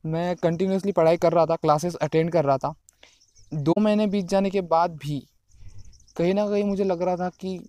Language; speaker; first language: Hindi; non-native, local second language; Marathi